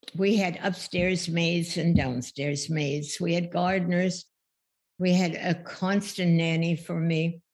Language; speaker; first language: English; early bilingual, other home language; German